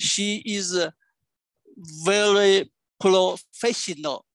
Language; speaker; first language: English; non-native, learner; Vietnamese